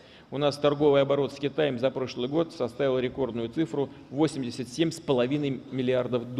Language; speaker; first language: Russian; native; Russian